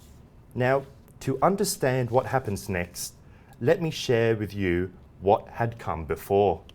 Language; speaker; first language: English; native; English